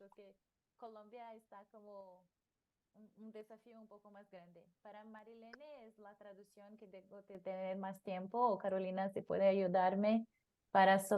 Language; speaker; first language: Spanish; non-native, learner; Portuguese